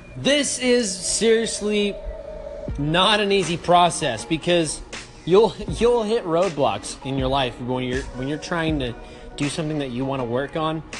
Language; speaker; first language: English; early bilingual, other home language; Spanish